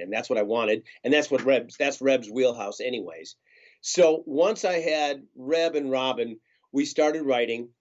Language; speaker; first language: English; native; English